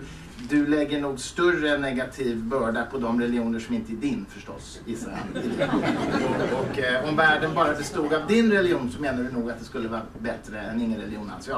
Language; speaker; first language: Swedish; native; Swedish